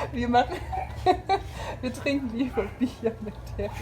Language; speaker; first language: German; native; German